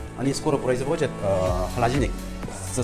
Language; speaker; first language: Russian; non-native, learner; Korean